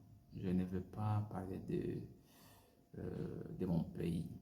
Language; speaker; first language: French; non-native, learner; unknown